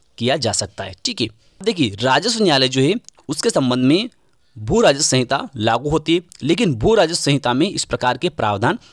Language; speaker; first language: Hindi; native; Hindi